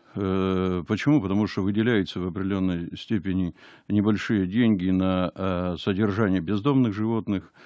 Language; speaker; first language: Russian; native; Russian